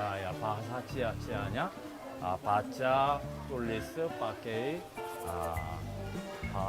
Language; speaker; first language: Indonesian; non-native, learner; Korean